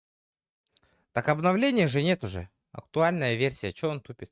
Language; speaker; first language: Russian; native; Russian